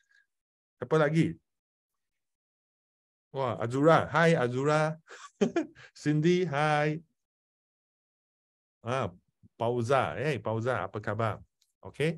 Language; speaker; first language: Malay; non-native, local second language; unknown